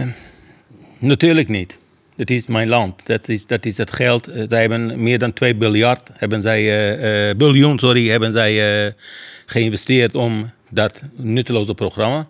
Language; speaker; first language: Dutch; non-native, fluent; Persian